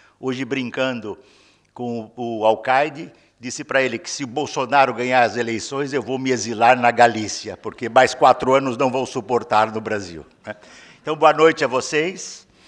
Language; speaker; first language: Portuguese; native; Portuguese